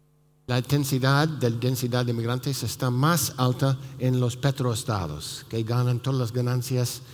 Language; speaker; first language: Spanish; non-native, fluent; English